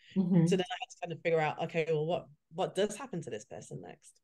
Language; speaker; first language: English; native; English